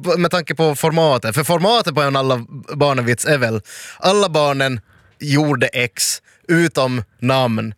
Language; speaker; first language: Swedish; native; Swedish